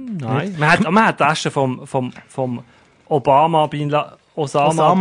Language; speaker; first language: German; native; German